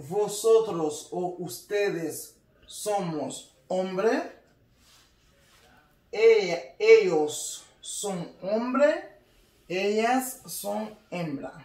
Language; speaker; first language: Spanish; non-native, learner; Haitian Creole